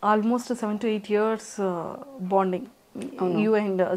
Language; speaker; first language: Telugu; native; Telugu